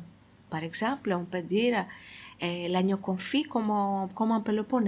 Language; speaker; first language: French; non-native, fluent; Greek